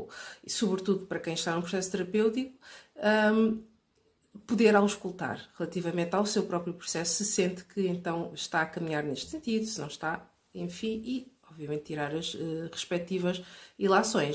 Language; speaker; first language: Portuguese; native; Portuguese